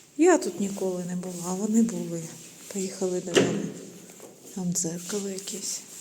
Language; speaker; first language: Ukrainian; native; Ukrainian